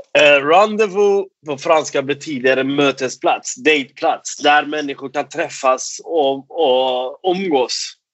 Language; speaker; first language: Swedish; non-native, fluent; Persian